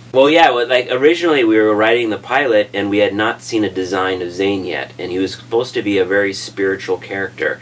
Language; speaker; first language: English; native; English